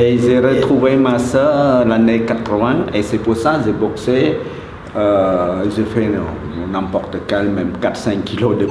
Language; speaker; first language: French; non-native, fluent; Khmer